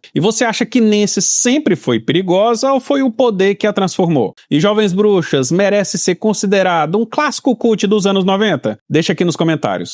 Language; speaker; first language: Portuguese; native; Portuguese